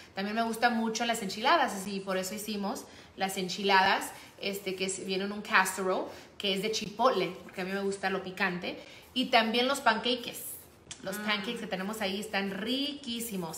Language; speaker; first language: Spanish; early bilingual, heritage; Spanish